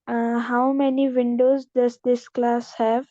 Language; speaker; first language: English; non-native, local second language; Urdu